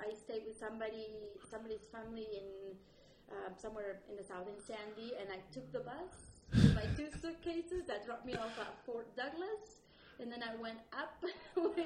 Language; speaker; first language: English; non-native, fluent; Spanish